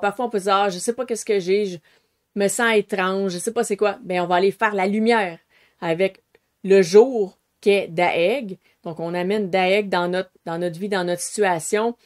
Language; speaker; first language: French; native; French